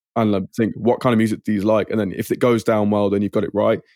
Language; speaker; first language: English; native; English